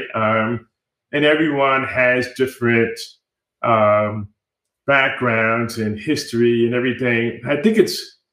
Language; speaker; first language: English; native; English